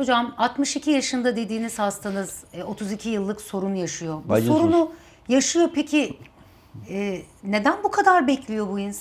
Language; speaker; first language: Turkish; native; Turkish